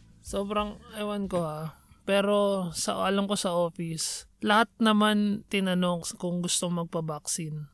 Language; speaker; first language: Filipino; native; Filipino